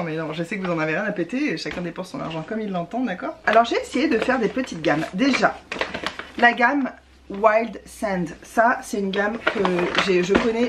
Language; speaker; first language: French; native; French